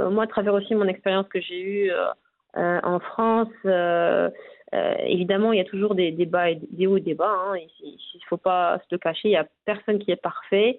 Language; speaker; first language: French; non-native, local second language; Arabic